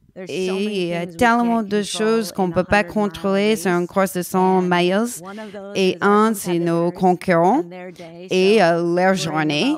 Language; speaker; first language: French; non-native, learner; English